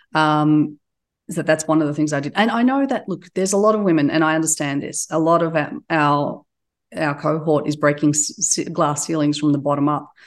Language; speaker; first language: English; native; English